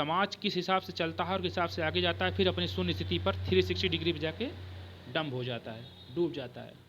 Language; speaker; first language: Hindi; native; Hindi